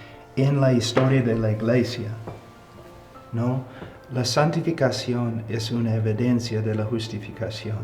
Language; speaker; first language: Spanish; non-native, fluent; English